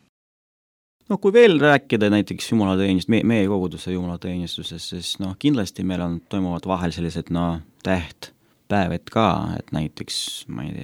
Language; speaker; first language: Estonian; non-native, local second language; Russian